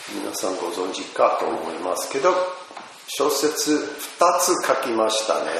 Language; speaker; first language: Japanese; non-native, fluent; English